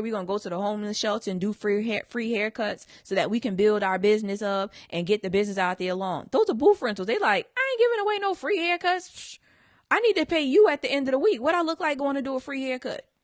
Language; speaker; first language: English; native; English